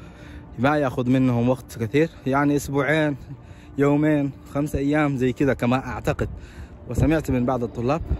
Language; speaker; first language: Arabic; non-native, local second language; Somali